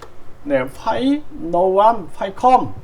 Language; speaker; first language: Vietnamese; non-native, learner; Korean